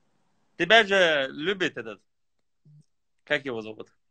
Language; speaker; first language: Russian; native; Russian